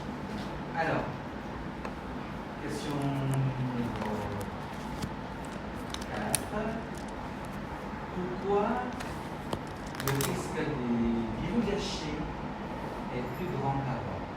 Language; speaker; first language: French; non-native, fluent; Khmer